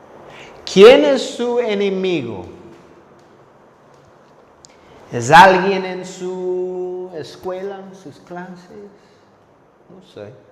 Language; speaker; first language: Spanish; non-native, fluent; English